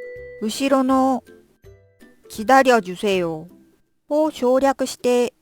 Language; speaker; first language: Japanese; non-native, fluent; Korean